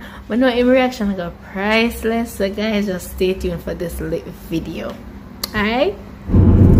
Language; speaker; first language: English; native; English